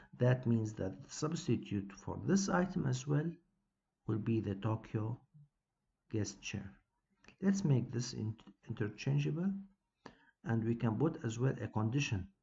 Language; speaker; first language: English; non-native, fluent; Arabic